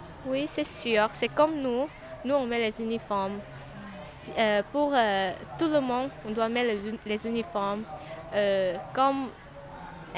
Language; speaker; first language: French; non-native, learner; Lao